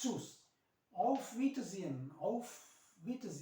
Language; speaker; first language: German; non-native, learner; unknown